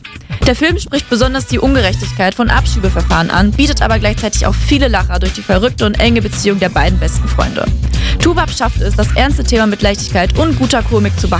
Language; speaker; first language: German; native; German